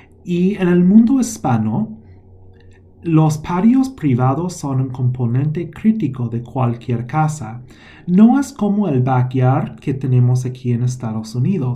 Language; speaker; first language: Spanish; non-native, fluent; English